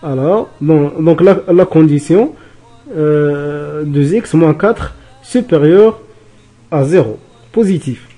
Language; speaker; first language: French; non-native, local second language; Arabic